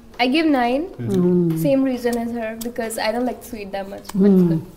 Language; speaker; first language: English; non-native, learner; Indonesian